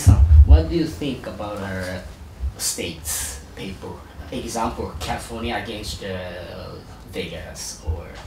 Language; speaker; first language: English; non-native, learner; Japanese